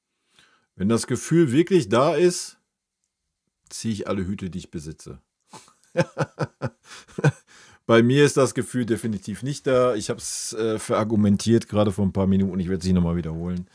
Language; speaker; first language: German; native; German